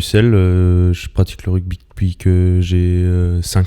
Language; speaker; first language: French; native; French